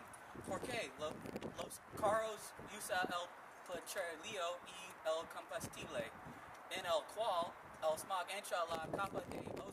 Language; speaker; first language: Spanish; non-native, learner; English